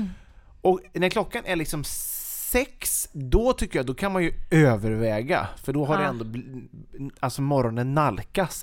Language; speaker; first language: Swedish; native; Swedish